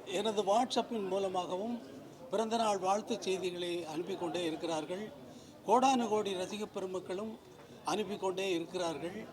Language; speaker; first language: Tamil; native; Tamil